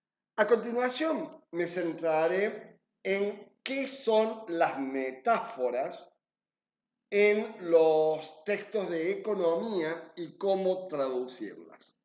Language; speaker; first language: Spanish; native; Spanish